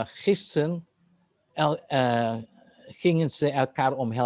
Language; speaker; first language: Dutch; non-native, fluent; Indonesian